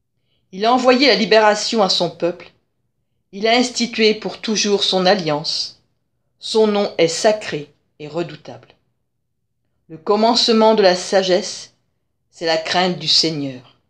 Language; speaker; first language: French; native; French